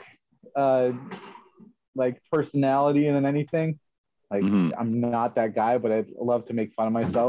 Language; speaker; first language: English; native; English